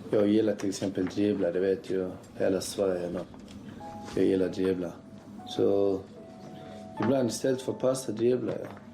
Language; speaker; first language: Swedish; early bilingual, other home language; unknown